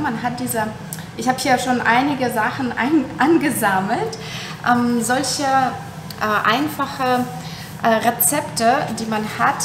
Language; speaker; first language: German; non-native, fluent; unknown